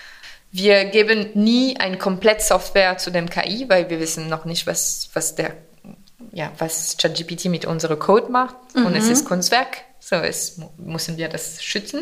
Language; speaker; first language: German; non-native, fluent; French